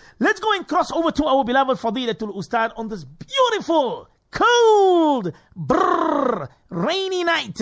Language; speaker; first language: English; native; English